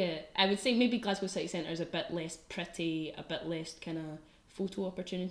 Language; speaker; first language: English; native; English